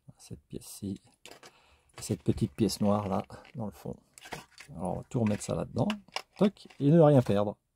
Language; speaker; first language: French; native; French